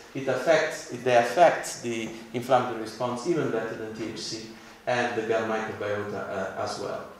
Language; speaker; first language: English; non-native, fluent; Italian